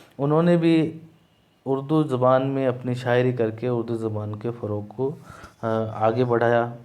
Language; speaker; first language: Urdu; native; Urdu